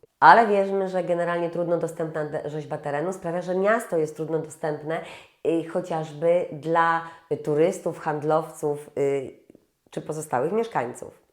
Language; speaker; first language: Polish; native; Polish